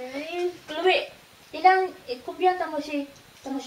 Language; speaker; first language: French; non-native, fluent; Filipino